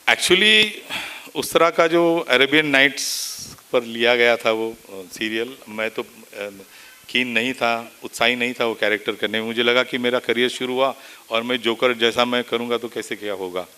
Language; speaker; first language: Hindi; non-native, local second language; Marathi